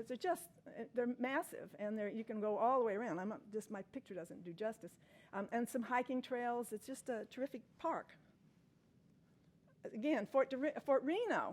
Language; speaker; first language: English; native; English